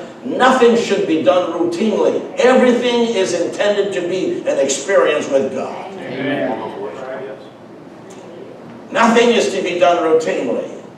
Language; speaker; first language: English; native; English